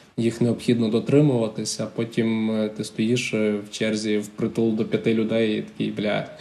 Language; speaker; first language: Ukrainian; native; Ukrainian